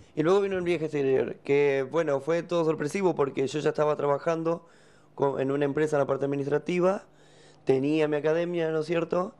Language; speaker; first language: Spanish; native; Spanish